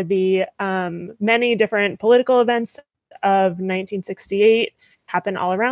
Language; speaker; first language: English; native; English